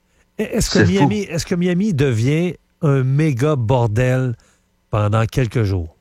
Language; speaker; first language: French; native; French